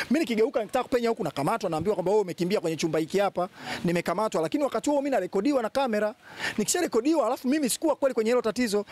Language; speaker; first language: Swahili; native; Swahili